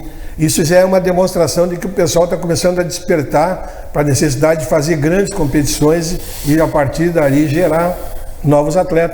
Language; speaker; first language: Portuguese; native; Portuguese